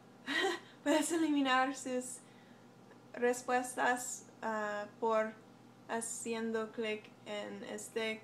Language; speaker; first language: Spanish; non-native, learner; English